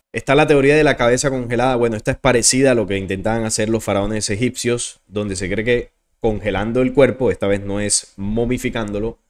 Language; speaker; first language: Spanish; native; Spanish